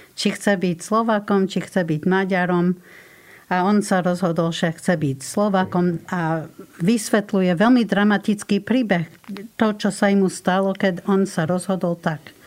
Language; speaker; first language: Slovak; non-native, fluent; English